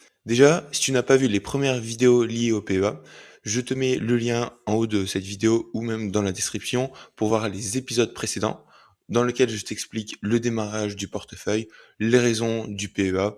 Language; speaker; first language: French; native; French